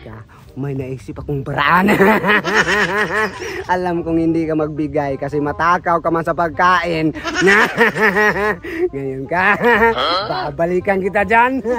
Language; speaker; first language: Filipino; non-native, local second language; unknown